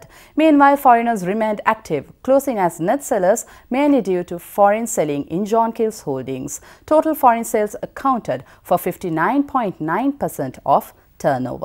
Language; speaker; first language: English; non-native, local second language; Sinhala